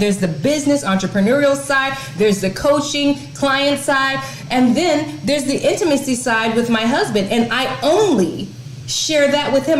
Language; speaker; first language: English; native; English